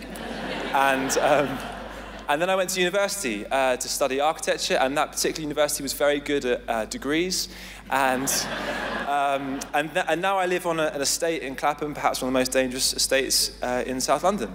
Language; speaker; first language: English; native; English